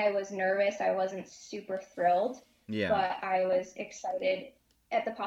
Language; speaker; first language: English; native; English